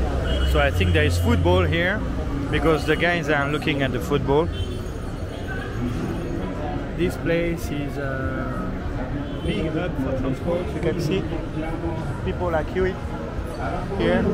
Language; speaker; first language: English; non-native, fluent; French